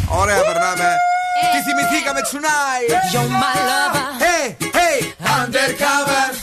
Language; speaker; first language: Greek; native; Greek